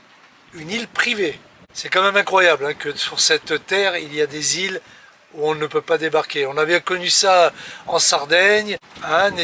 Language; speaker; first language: French; native; French